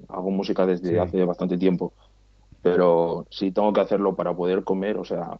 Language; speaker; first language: Spanish; native; Spanish